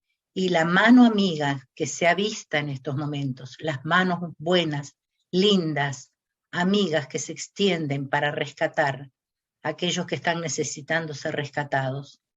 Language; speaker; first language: Spanish; native; Spanish